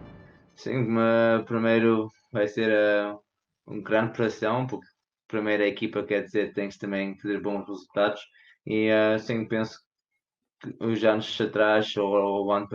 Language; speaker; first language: Portuguese; early bilingual, heritage; Portuguese